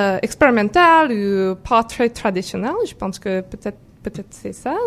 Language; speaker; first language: French; non-native, learner; English